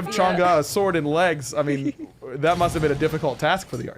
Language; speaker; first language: English; native; English